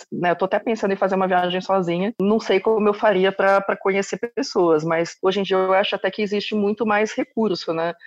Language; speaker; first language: Portuguese; native; Portuguese